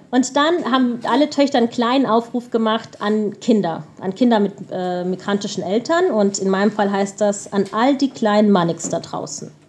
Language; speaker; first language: German; early bilingual, other home language; Punjabi